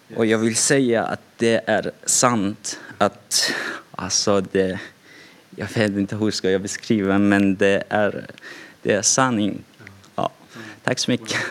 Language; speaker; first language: Swedish; non-native, fluent; Persian